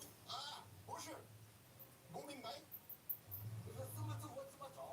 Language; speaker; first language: Chinese; non-native, learner; English